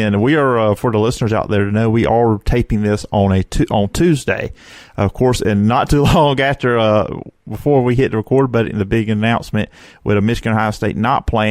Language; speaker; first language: English; native; English